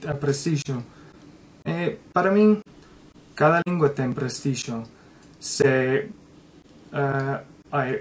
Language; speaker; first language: Galician; non-native, learner; English